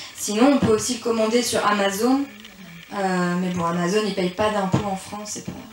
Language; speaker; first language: French; early bilingual, other home language; Persian